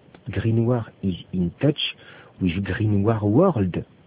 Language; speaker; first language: English; non-native, learner; French